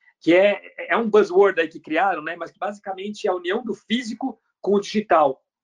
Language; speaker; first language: Portuguese; early bilingual, other home language; Spanish